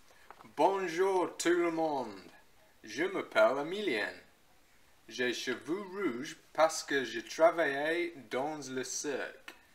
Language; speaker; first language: French; non-native, learner; English